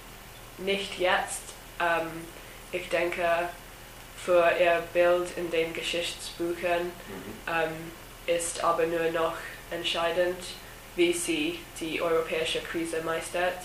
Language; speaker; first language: German; non-native, learner; English